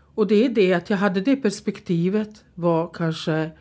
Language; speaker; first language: Swedish; non-native, fluent; Bosnian